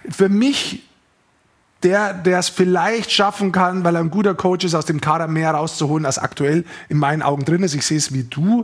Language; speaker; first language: German; native; German